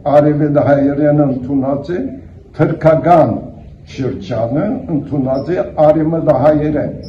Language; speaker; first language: Armenian; early bilingual, heritage; Armenian